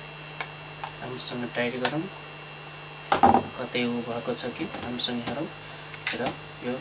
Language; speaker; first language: Nepali; native; Nepali